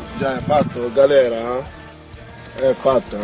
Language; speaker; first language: Italian; non-native, learner; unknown